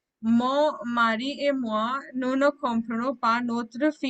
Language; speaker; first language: French; non-native, learner; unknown